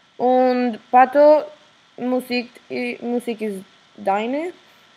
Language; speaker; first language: German; non-native, learner; Spanish